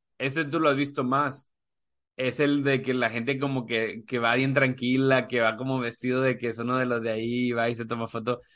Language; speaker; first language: Spanish; native; Spanish